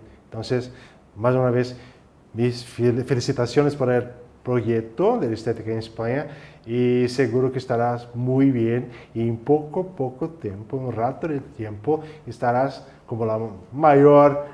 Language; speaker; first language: Spanish; non-native, fluent; Portuguese